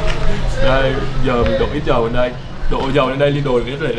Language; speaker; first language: Vietnamese; native; Vietnamese